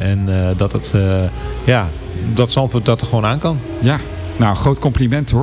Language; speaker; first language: Dutch; native; Dutch